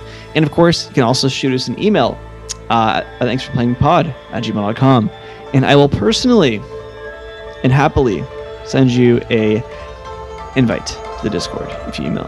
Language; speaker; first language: English; native; English